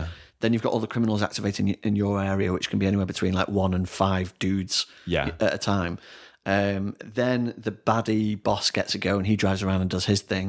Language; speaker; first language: English; native; English